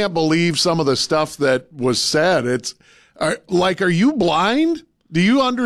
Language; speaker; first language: English; native; English